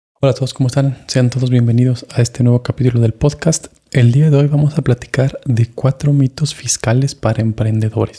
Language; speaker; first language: Spanish; native; Spanish